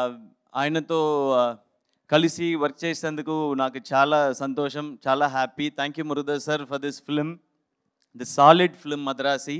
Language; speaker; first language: Telugu; non-native, learner; Tamil